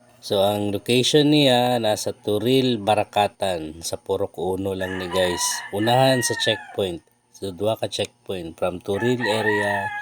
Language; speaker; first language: Cebuano; native; Cebuano